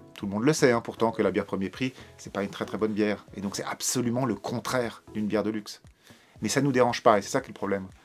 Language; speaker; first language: French; native; French